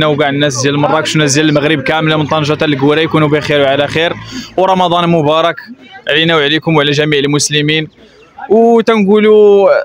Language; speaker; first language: Arabic; native; Arabic